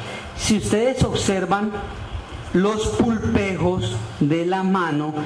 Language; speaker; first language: Spanish; native; Spanish